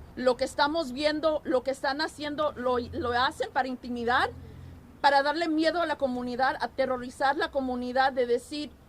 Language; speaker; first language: Spanish; early bilingual, heritage; Spanish